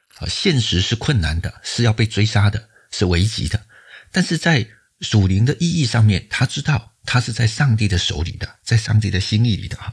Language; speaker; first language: Chinese; native; Chinese